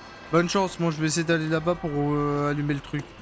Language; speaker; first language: French; native; French